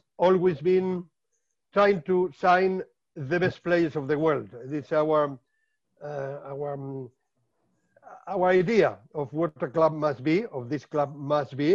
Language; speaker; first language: English; non-native, fluent; Spanish